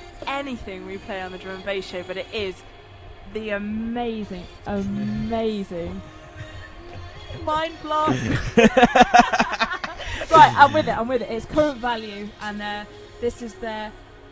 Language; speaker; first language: English; native; English